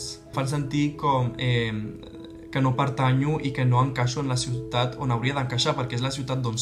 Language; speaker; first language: Catalan; early bilingual, other home language; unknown